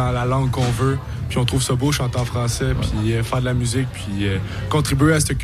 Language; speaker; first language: French; native; French